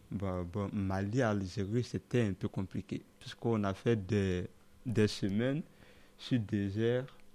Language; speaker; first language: French; non-native, local second language; Dyula